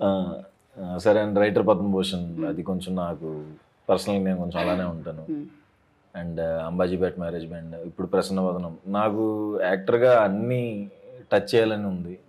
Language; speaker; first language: Telugu; native; Telugu